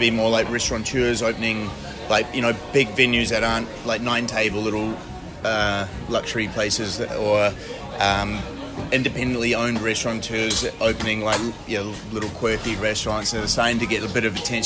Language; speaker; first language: English; native; English